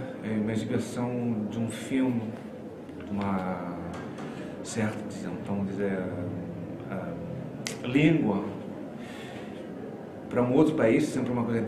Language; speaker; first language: Portuguese; non-native, fluent; French